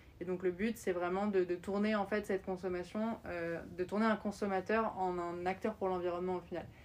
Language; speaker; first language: French; native; French